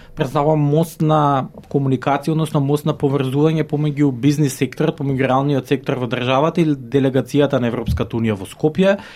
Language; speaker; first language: Macedonian; native; Macedonian